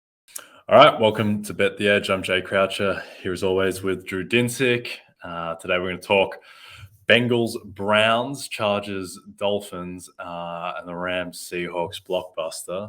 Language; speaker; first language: English; native; English